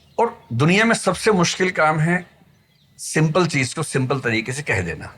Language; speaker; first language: Hindi; native; Hindi